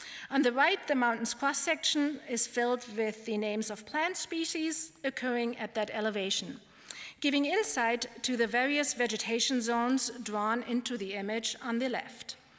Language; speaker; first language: English; non-native, fluent; German